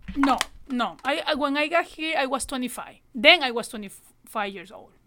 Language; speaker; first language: English; non-native, learner; Spanish